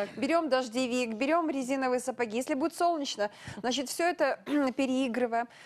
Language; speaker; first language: Russian; native; Russian